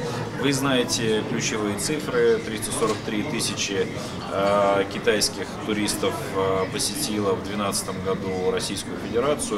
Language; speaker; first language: Russian; native; Russian